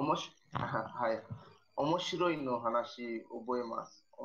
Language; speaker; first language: Japanese; non-native, learner; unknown